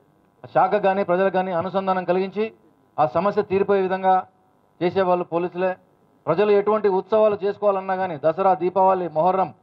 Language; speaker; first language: Telugu; native; Telugu